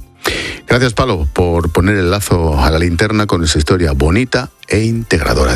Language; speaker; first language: Spanish; native; Spanish